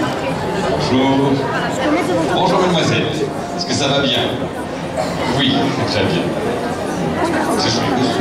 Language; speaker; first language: French; native; French